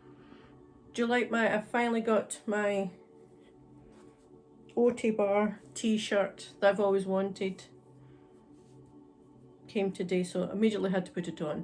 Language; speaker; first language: English; native; English